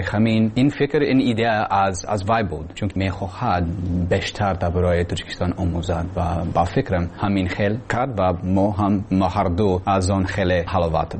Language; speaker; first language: Persian; non-native, learner; English